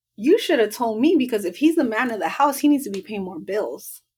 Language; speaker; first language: English; early bilingual, other home language; Spanish